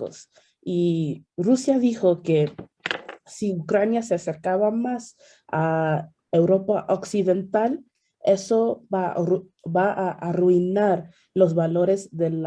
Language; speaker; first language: Spanish; non-native, fluent; English